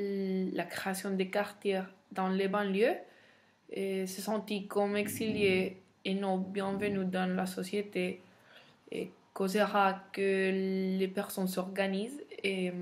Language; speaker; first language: French; non-native, fluent; Spanish